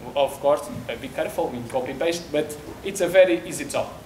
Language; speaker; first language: English; non-native, learner; Portuguese